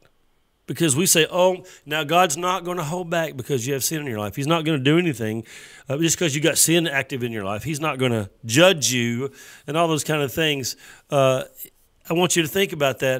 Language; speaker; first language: English; native; English